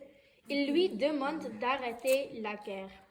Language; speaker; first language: French; non-native, learner; Dutch